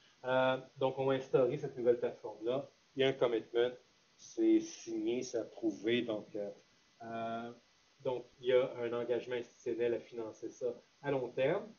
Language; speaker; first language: French; native; French